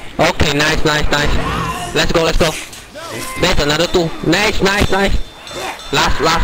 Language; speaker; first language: English; non-native, local second language; Chinese